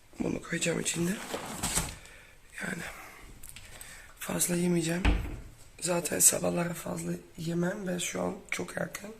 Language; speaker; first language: Turkish; non-native, learner; Dutch